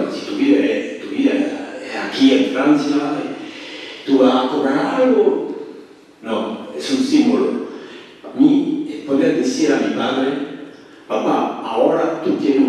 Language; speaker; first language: Spanish; early bilingual, heritage; French